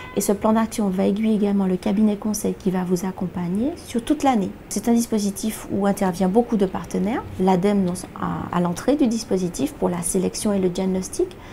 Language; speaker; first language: French; native; French